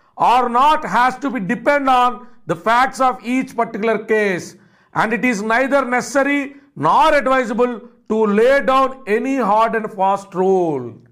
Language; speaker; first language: English; non-native, local second language; Telugu